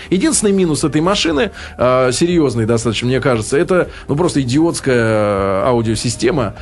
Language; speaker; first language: Russian; native; Russian